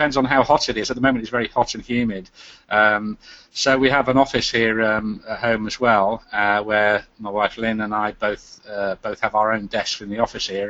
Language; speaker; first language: English; native; English